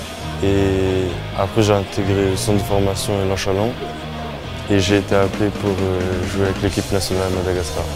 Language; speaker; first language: French; early bilingual, heritage; French